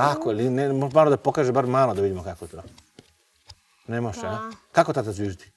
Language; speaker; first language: Serbian; native; Serbian